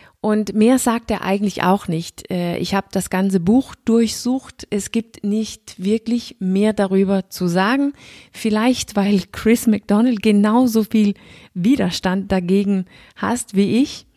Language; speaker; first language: German; non-native, fluent; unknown